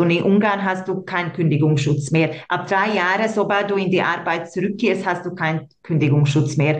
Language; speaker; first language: German; non-native, local second language; Hungarian